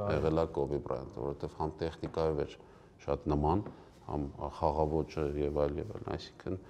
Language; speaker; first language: Armenian; native; Armenian